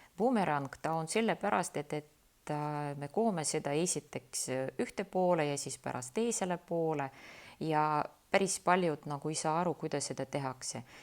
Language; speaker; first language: Estonian; non-native, fluent; Ukrainian